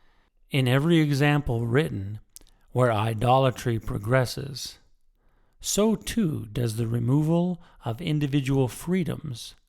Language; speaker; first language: English; native; English